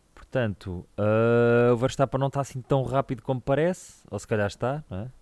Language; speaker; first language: Portuguese; native; Portuguese